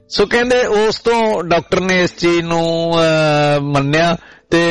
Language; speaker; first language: Punjabi; native; Punjabi